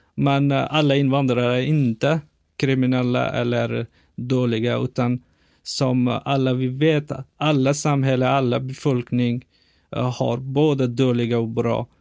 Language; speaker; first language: Swedish; non-native, fluent; Persian